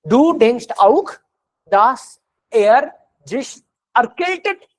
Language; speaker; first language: German; non-native, fluent; Hindi